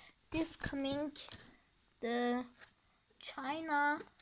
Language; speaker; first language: English; non-native, learner; Turkish